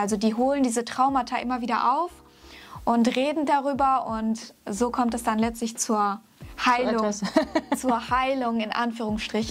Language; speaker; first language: German; native; German